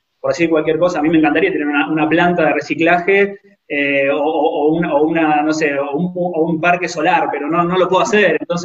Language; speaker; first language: Spanish; native; Spanish